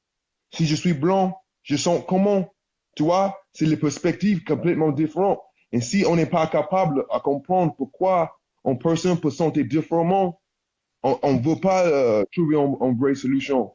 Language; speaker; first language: French; non-native, learner; English